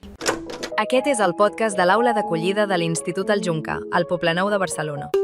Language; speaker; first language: Catalan; native; Catalan